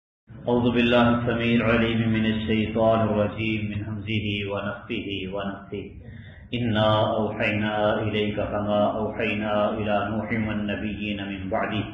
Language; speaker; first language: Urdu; native; Urdu